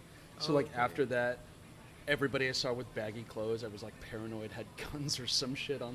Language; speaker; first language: English; native; English